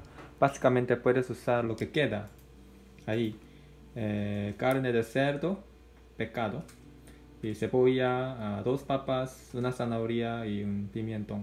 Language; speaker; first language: Spanish; non-native, learner; Korean